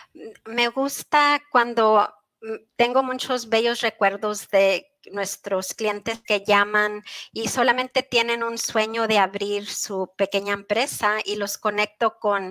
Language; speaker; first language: Spanish; early bilingual, heritage; Spanish